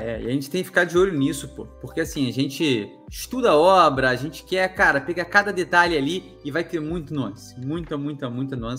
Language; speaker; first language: Portuguese; native; Portuguese